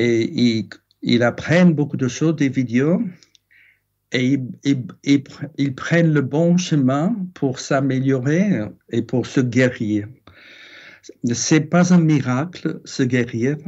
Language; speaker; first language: French; non-native, fluent; English